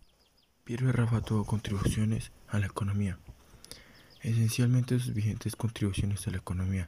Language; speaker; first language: Spanish; native; Spanish